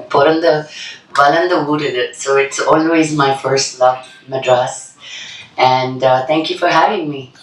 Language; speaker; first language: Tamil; non-native, local second language; Telugu